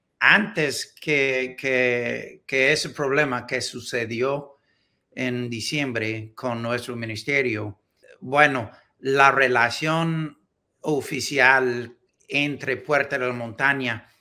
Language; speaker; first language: Spanish; non-native, learner; English